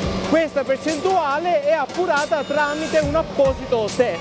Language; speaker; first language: Italian; native; Italian